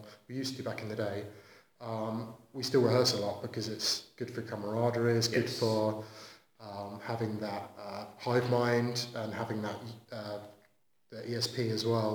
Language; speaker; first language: English; native; English